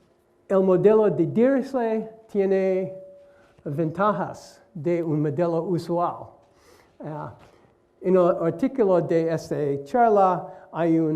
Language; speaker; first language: Spanish; non-native, learner; English